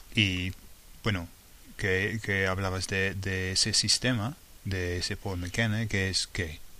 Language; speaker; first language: Spanish; non-native, fluent; English